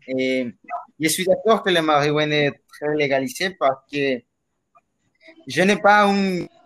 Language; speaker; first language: French; non-native, learner; Spanish